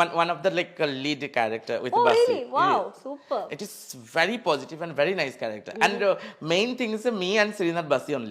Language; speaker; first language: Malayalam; non-native, learner; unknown